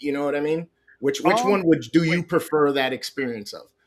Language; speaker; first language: English; native; English